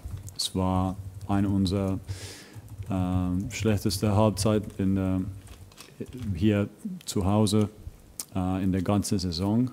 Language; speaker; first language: German; non-native, fluent; Finnish